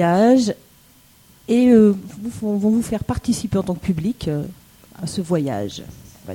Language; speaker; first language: French; native; French